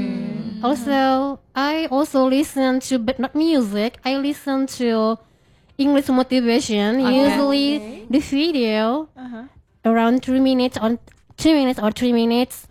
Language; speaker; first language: English; non-native, fluent; Indonesian